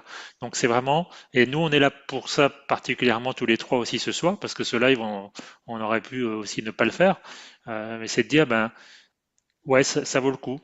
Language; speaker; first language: French; native; French